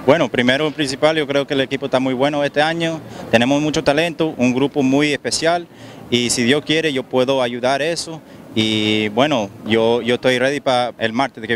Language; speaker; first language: Spanish; early bilingual, heritage; Spanish